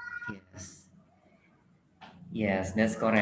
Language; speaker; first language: English; non-native, fluent; Indonesian